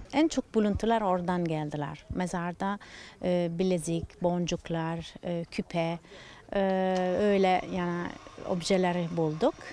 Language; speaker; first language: Turkish; non-native, learner; Italian